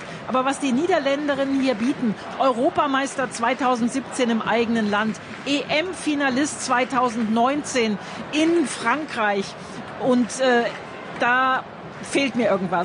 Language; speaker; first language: German; native; German